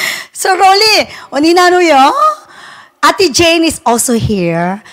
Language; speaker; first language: English; non-native, local second language; Filipino